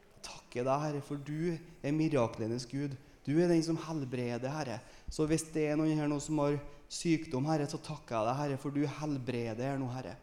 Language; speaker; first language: Norwegian; native; Norwegian